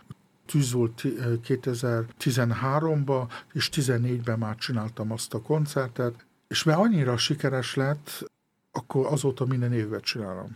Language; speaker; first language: Hungarian; early bilingual, heritage; Hungarian